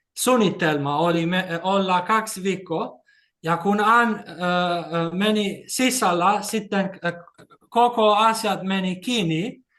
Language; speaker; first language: Finnish; non-native, learner; Albanian